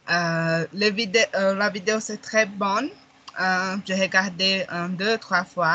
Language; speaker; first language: French; non-native, learner; Portuguese